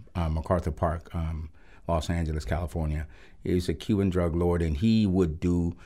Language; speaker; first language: English; early bilingual, other home language; Spanish